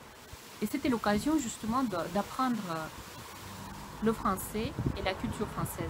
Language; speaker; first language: French; non-native, fluent; Russian